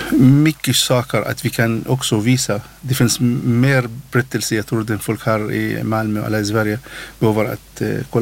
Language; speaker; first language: Swedish; non-native, learner; Arabic